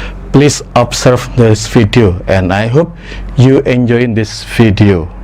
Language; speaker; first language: English; non-native, fluent; Indonesian